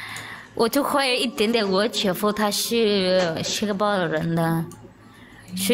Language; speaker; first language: Chinese; non-native, learner; Vietnamese